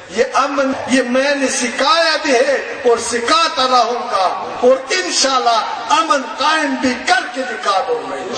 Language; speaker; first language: Urdu; non-native, fluent; Pashto